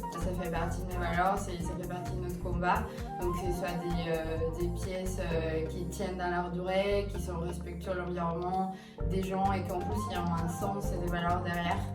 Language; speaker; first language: French; non-native, fluent; Spanish